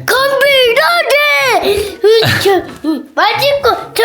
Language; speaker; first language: Korean; native; Korean